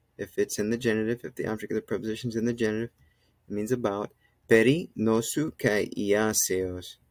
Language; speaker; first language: English; native; English